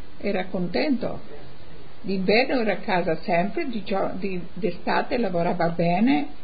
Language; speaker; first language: Italian; non-native, local second language; Friulian